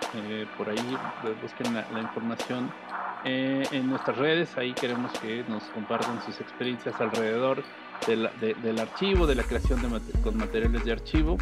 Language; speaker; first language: Spanish; native; Spanish